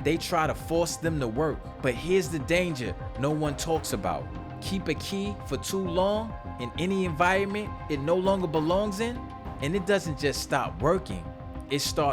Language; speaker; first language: English; native; English